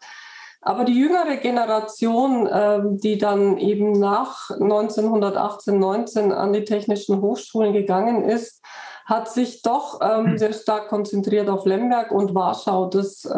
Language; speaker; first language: German; native; German